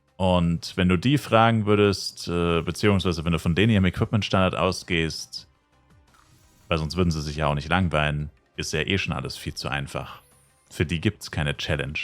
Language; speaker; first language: German; native; German